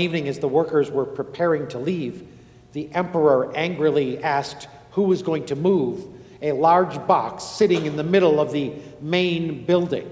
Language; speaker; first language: English; native; English